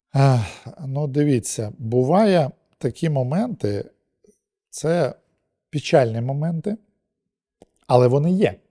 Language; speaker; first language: Ukrainian; non-native, local second language; Russian